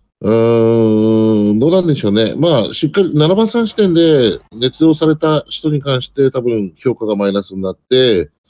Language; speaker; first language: Japanese; native; Japanese